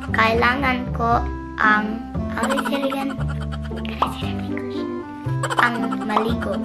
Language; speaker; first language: Filipino; early bilingual, heritage; Filipino